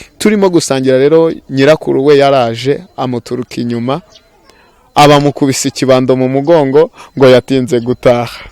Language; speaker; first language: Kinyarwanda; native; Kinyarwanda